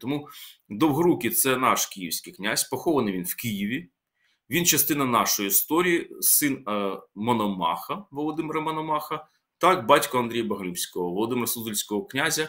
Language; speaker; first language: Ukrainian; native; Ukrainian